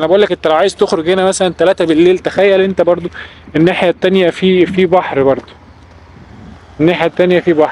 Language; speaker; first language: Arabic; native; Arabic